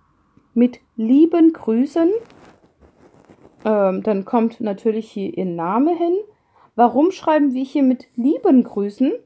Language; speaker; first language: German; non-native, fluent; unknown